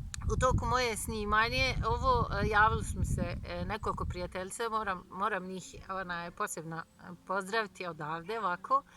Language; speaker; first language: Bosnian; non-native, fluent; Turkish